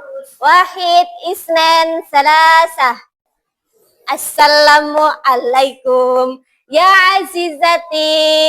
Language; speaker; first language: Arabic; non-native, fluent; Indonesian